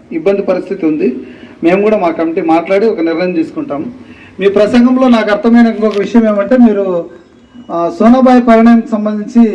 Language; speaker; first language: Telugu; native; Telugu